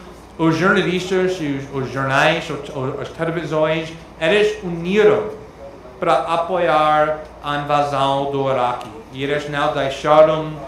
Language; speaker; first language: Portuguese; non-native, fluent; English